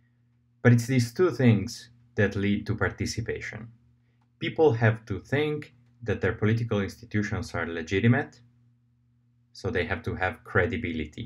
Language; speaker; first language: English; non-native, fluent; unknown